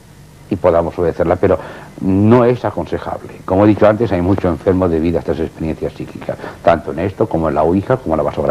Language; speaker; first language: Spanish; native; Spanish